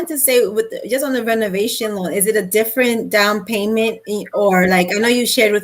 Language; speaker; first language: English; native; English